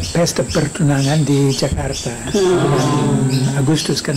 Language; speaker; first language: Indonesian; non-native, fluent; English